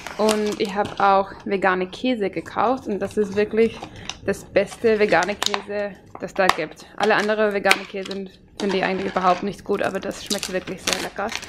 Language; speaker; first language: German; non-native, fluent; Finnish